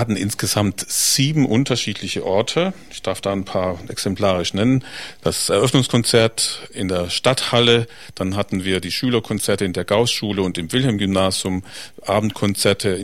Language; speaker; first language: German; native; German